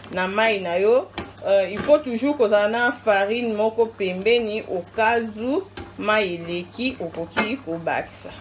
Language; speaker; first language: French; non-native, local second language; Lingala